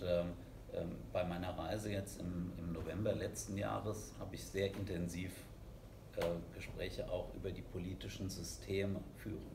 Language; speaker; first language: German; native; German